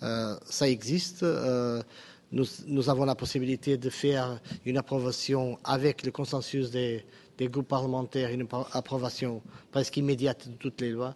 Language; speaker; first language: French; non-native, fluent; Portuguese